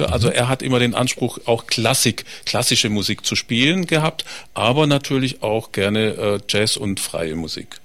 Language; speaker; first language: German; native; German